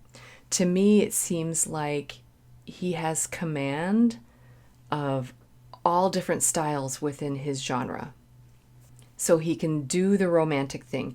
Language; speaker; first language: English; native; English